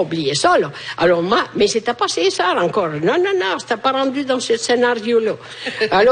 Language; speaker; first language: French; non-native, fluent; Italian